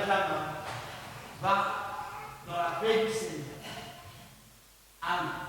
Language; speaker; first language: French; native; French